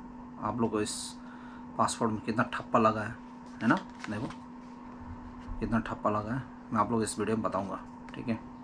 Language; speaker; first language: Hindi; non-native, local second language; Bangla